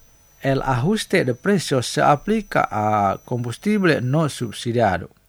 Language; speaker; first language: Spanish; non-native, fluent; Indonesian